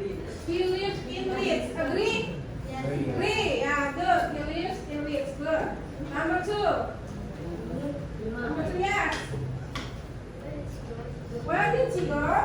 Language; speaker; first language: English; non-native, fluent; Indonesian